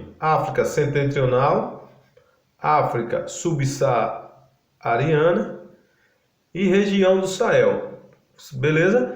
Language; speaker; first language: Portuguese; native; Portuguese